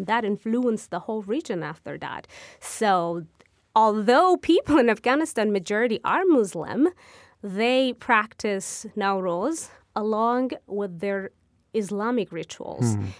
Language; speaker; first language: English; non-native, fluent; Persian